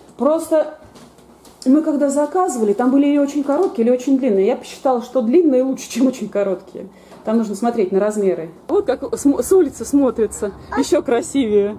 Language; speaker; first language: Russian; native; Russian